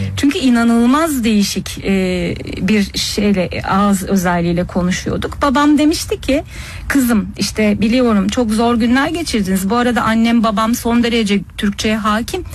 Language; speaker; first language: Turkish; early bilingual, heritage; Turkish